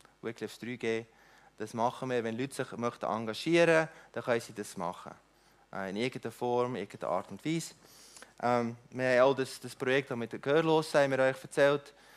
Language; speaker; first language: German; non-native, fluent; Afrikaans